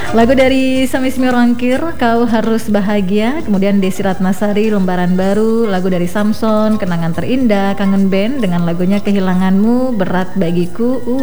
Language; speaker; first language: Indonesian; native; Indonesian